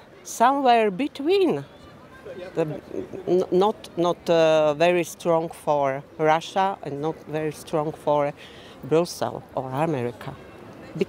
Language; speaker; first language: English; non-native, learner; Slovak